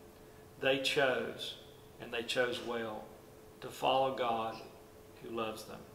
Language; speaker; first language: English; native; English